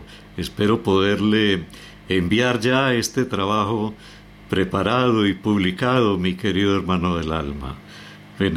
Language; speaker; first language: Spanish; native; Spanish